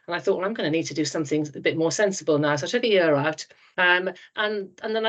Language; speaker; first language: English; native; English